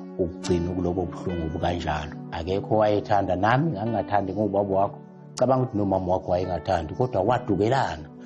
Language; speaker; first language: Zulu; native; Zulu